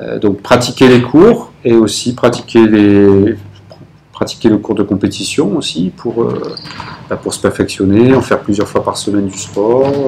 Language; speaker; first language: French; native; French